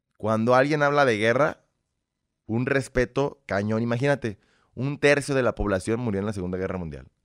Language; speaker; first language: Spanish; early bilingual, other home language; Russian